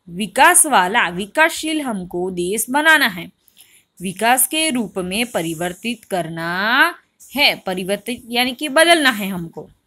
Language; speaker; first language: Hindi; non-native, local second language; Gujarati